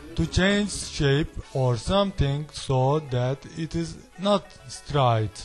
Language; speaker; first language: English; non-native, learner; Turkish